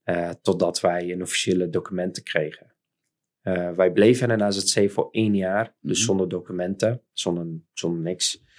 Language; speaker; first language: Dutch; non-native, fluent; Arabic